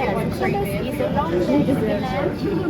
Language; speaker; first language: English; non-native, fluent; Vietnamese